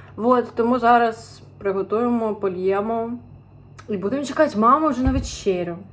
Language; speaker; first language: Ukrainian; non-native, local second language; Russian